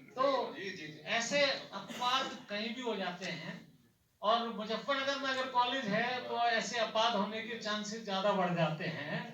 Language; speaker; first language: Hindi; native; Hindi